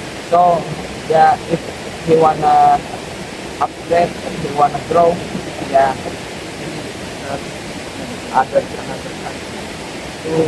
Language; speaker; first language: English; non-native, learner; Indonesian